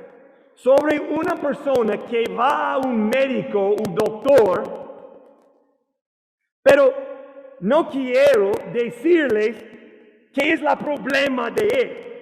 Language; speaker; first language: Spanish; non-native, learner; English